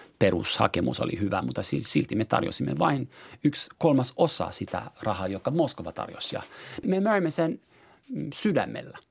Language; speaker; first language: Finnish; non-native, fluent; French